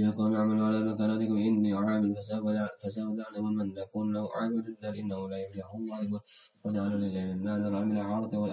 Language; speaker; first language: Arabic; non-native, learner; Indonesian